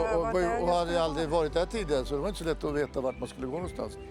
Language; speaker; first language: Swedish; native; Swedish